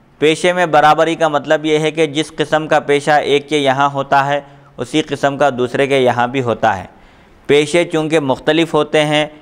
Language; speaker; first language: Urdu; native; Urdu